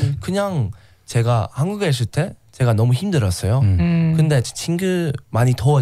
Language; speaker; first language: Korean; non-native, learner; English